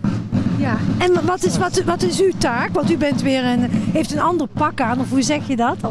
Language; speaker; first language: Dutch; native; Dutch